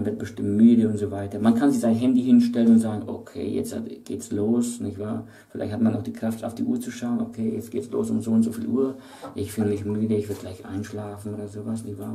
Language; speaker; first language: German; native; German